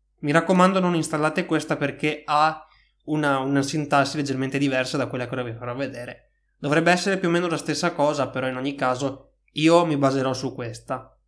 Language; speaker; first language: Italian; native; Italian